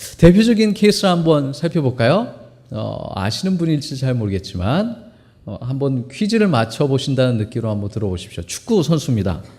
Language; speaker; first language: Korean; native; Korean